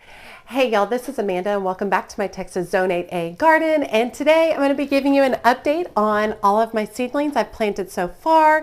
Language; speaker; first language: English; native; English